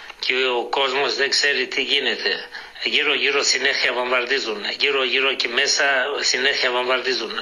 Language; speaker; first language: Greek; early bilingual, heritage; Greek